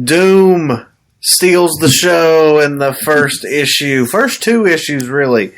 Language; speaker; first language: English; native; English